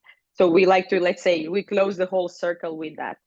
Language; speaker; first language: English; non-native, fluent; Croatian